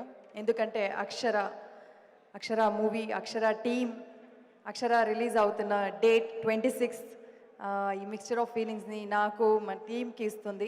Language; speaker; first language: Telugu; non-native, fluent; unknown